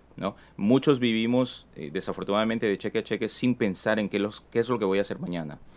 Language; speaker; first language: Spanish; native; Spanish